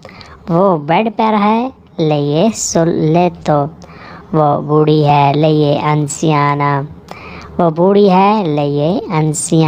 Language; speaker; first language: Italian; non-native, learner; Urdu